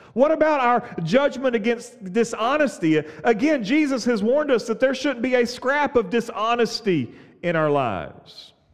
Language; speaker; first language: English; native; English